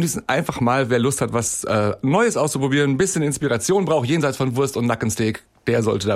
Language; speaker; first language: German; native; German